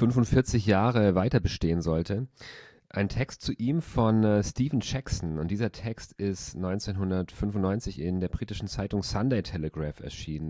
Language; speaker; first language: German; native; German